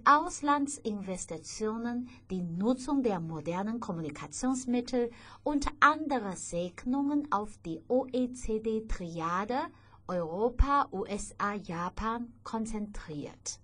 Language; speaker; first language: German; non-native, fluent; Chinese